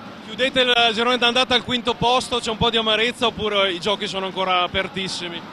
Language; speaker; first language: Italian; native; Italian